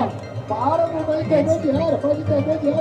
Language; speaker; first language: Portuguese; native; Portuguese